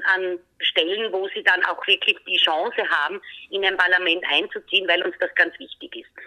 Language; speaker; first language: German; native; German